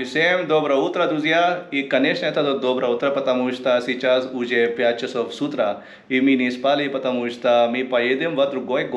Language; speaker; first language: Russian; non-native, learner; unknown